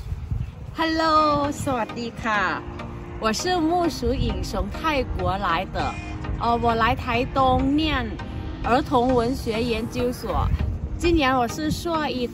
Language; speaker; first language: Chinese; non-native, learner; Thai